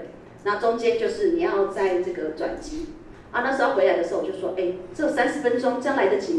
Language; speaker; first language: Chinese; native; Chinese